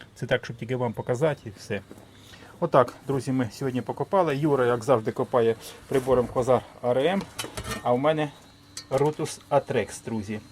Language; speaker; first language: Ukrainian; non-native, local second language; Russian